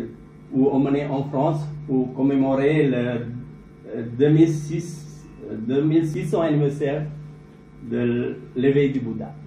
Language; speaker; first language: French; non-native, learner; Sinhala